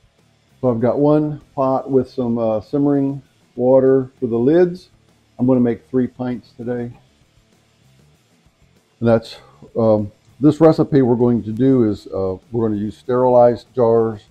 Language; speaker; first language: English; native; English